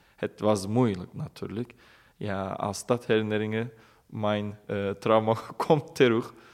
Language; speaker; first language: Dutch; non-native, learner; Turkish